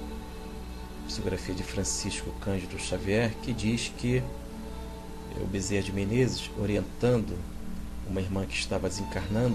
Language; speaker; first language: Portuguese; native; Portuguese